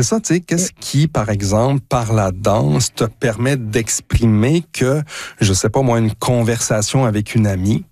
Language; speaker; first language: French; native; French